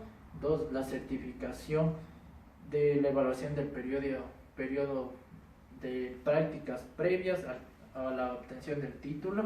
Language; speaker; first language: Spanish; native; Spanish